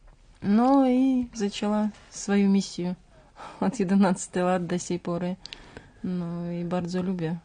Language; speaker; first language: Polish; non-native, learner; Ukrainian